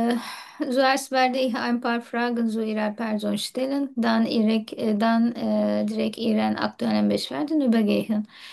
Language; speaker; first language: German; non-native, learner; Turkish